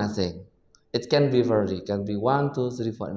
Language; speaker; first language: English; non-native, learner; Indonesian